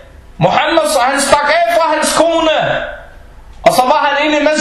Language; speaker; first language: Danish; non-native, fluent; Arabic